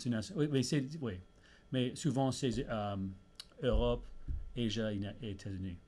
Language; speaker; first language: French; early bilingual, heritage; English